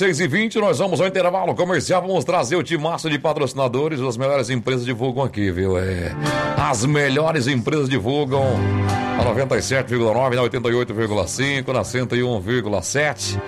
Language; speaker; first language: Portuguese; native; Portuguese